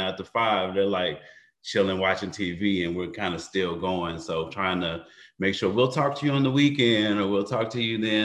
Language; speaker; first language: English; native; English